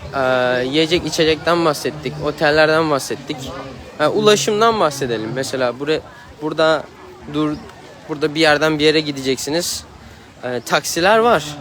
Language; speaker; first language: Turkish; native; Turkish